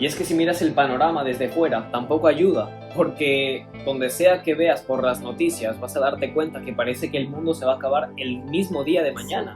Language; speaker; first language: Spanish; native; Spanish